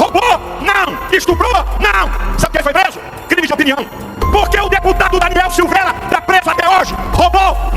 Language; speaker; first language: Portuguese; native; Portuguese